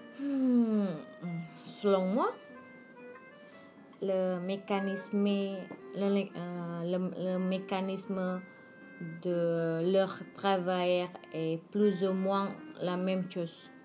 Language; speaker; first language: French; non-native, learner; Indonesian